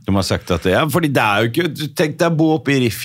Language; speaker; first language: Norwegian; native; Norwegian